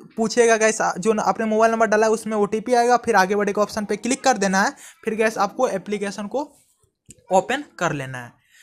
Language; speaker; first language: Hindi; non-native, local second language; Punjabi